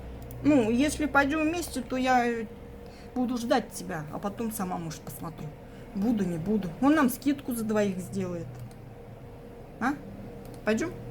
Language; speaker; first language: Russian; native; Russian